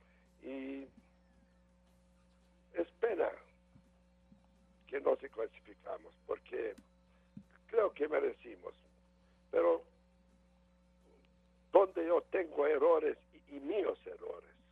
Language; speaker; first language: Spanish; non-native, learner; Serbian